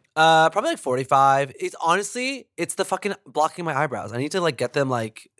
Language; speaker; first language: English; early bilingual, other home language; Hindi